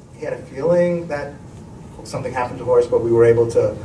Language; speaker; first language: English; native; English